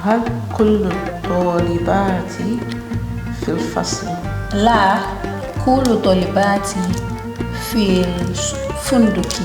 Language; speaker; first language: Arabic; non-native, learner; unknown